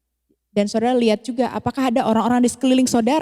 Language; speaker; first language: Indonesian; native; Indonesian